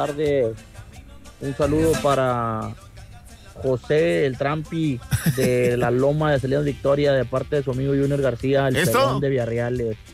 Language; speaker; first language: Spanish; native; Spanish